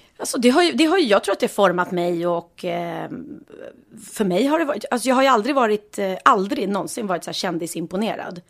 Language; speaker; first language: Swedish; native; Swedish